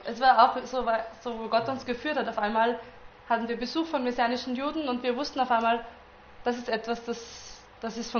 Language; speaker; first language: German; native; German